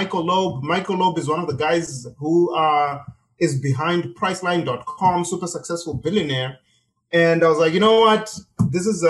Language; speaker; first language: English; non-native, local second language; Shona